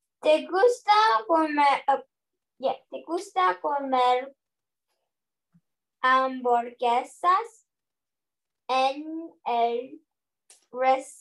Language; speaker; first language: Spanish; non-native, learner; English